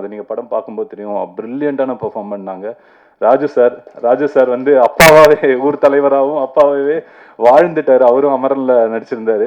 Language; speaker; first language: Tamil; native; Tamil